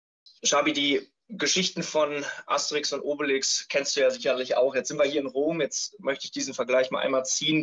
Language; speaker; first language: German; native; German